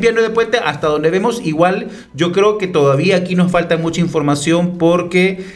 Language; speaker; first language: Spanish; native; Spanish